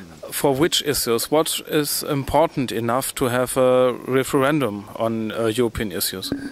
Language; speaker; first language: English; non-native, fluent; German